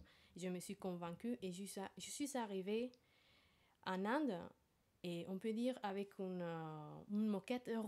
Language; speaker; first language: French; non-native, fluent; Spanish